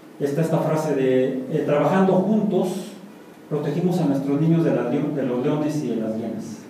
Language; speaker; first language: Spanish; native; Spanish